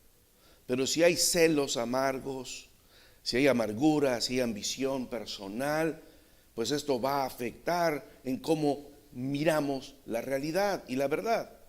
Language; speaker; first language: Spanish; native; Spanish